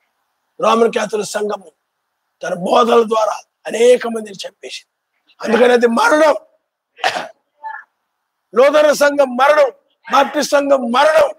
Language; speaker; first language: Telugu; native; Telugu